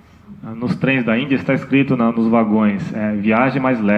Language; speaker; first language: Portuguese; native; Portuguese